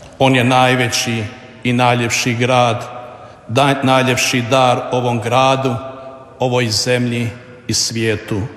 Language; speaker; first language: Croatian; native; Croatian